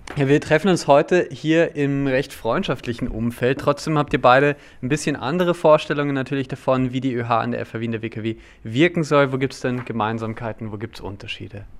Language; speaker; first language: German; native; German